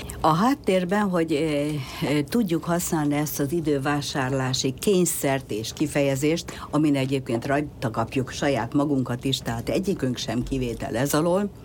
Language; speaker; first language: Hungarian; native; Hungarian